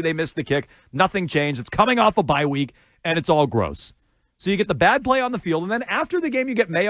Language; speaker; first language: English; native; English